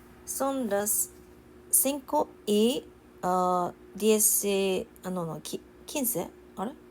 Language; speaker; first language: Spanish; non-native, learner; Japanese